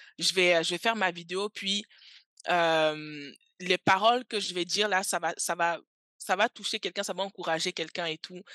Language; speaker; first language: French; early bilingual, other home language; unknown